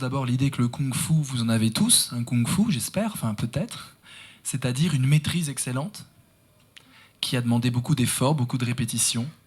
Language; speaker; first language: French; native; French